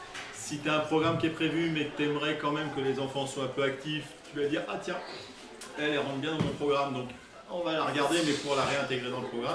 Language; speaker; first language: French; native; French